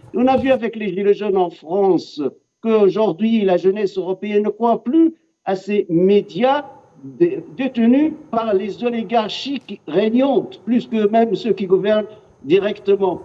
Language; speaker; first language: French; non-native, fluent; Arabic